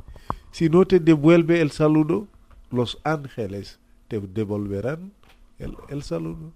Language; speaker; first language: Spanish; non-native, fluent; Wolof